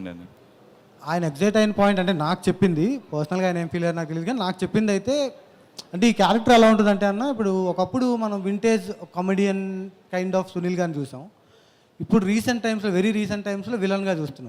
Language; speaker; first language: Telugu; native; Telugu